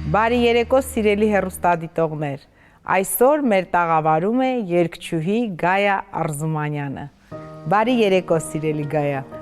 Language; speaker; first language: Armenian; native; Armenian